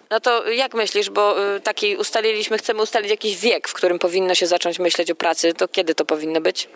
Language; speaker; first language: Polish; native; Polish